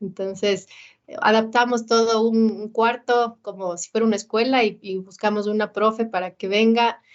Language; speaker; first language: Spanish; native; Spanish